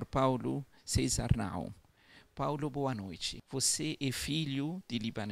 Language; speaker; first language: Portuguese; non-native, local second language; Arabic